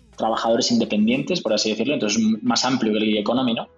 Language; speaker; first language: Spanish; native; Spanish